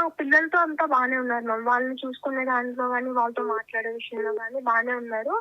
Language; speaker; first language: Telugu; native; Telugu